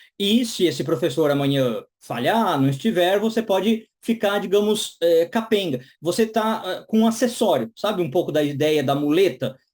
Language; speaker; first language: Portuguese; native; Portuguese